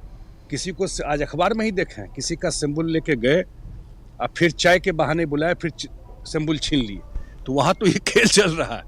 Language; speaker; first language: Hindi; native; Hindi